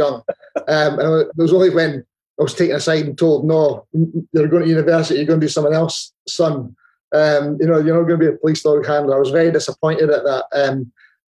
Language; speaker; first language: English; native; English